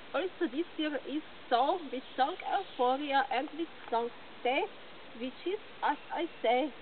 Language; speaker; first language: English; non-native, learner; Slovenian